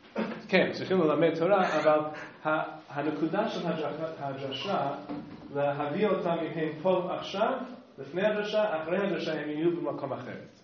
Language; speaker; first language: Hebrew; non-native, fluent; English